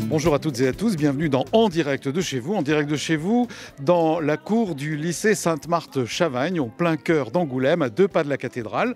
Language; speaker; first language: French; native; French